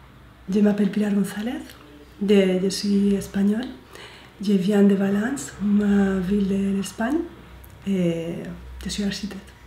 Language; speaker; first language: French; non-native, learner; Spanish